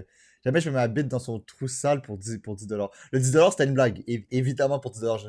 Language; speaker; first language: French; native; French